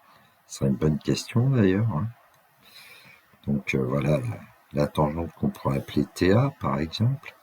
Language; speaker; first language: French; native; French